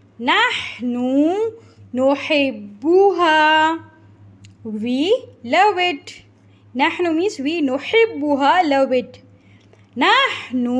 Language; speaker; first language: Arabic; non-native, fluent; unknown